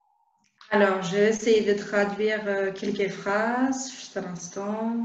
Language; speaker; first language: French; non-native, fluent; Spanish